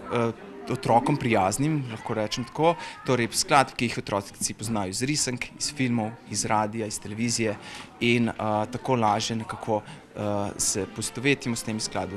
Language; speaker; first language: Slovenian; native; Slovenian